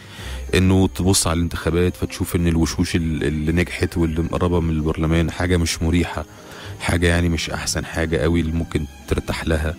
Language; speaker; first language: Arabic; native; Arabic